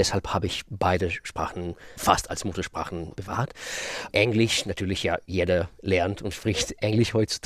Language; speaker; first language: German; non-native, fluent; Russian